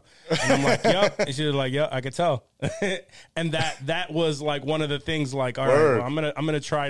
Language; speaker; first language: English; early bilingual, other home language; Spanish